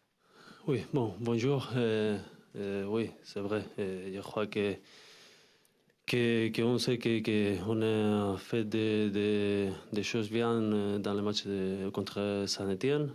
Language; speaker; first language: French; non-native, fluent; Spanish